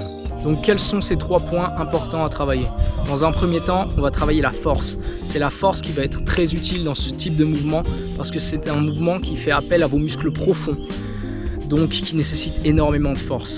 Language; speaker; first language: French; native; French